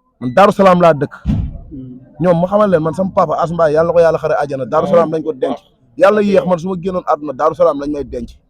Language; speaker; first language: Wolof; non-native, local second language; Fula